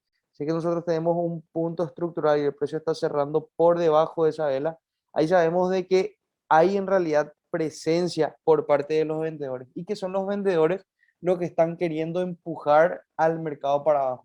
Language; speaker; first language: Spanish; native; Spanish